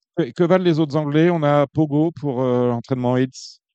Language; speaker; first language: French; native; French